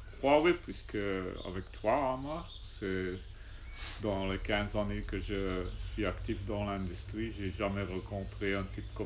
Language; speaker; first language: French; non-native, learner; Czech